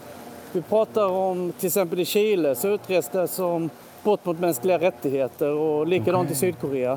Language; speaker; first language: Swedish; native; Swedish